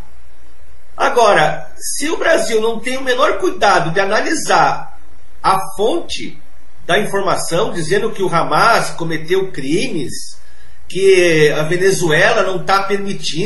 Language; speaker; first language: Portuguese; native; Portuguese